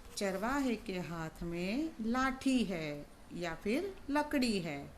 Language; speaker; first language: Hindi; non-native, local second language; Gujarati